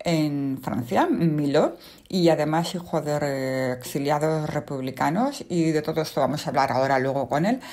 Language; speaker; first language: Spanish; native; Spanish